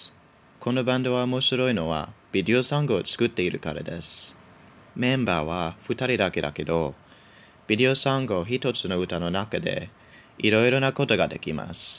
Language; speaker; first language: Japanese; non-native, learner; English